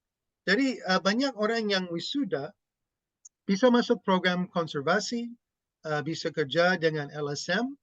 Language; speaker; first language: Indonesian; non-native, fluent; English